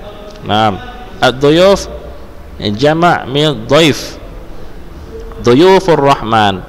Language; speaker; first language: Arabic; non-native, fluent; Indonesian